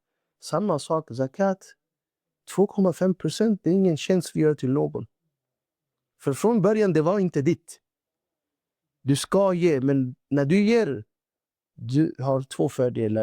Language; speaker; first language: Swedish; non-native, fluent; Urdu